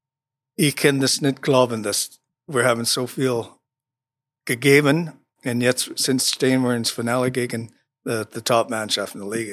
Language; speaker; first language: German; non-native, learner; English